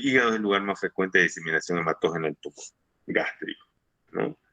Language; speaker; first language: Spanish; native; Spanish